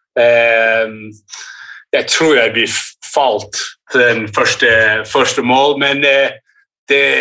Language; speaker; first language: Norwegian; early bilingual, heritage; English